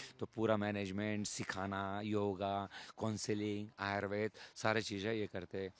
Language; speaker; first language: Hindi; native; Hindi